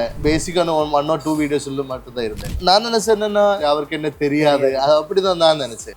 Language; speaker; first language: Tamil; non-native, learner; Malayalam